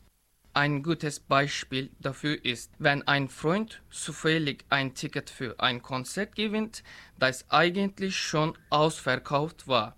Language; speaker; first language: German; non-native, learner; Turkish